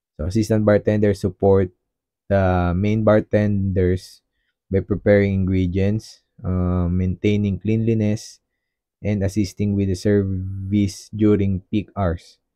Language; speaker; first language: English; non-native, local second language; Filipino